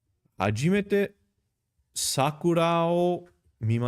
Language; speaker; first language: Japanese; non-native, learner; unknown